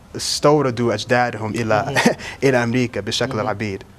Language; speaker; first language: Arabic; non-native, fluent; English